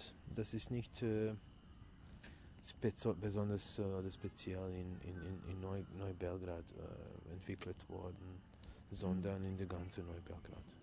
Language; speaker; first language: German; non-native, fluent; Serbian